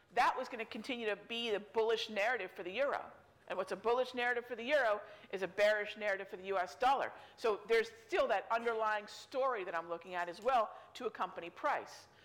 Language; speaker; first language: English; native; English